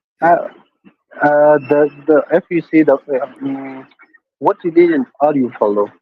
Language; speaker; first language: English; non-native, learner; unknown